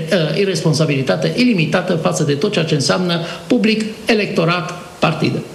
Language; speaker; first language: Romanian; native; Romanian